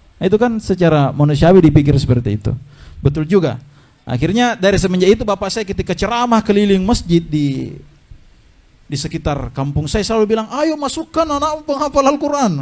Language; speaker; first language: Indonesian; native; Indonesian